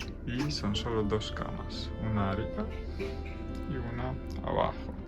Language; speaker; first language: Spanish; non-native, fluent; Romanian